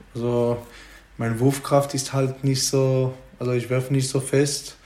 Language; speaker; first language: German; non-native, fluent; Hebrew